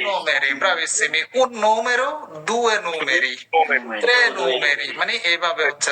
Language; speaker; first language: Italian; non-native, fluent; Bangla